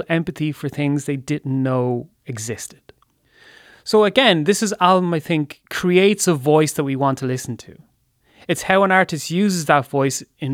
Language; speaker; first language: English; native; English